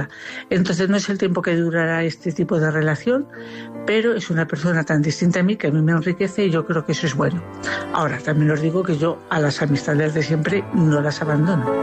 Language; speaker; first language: Spanish; native; Spanish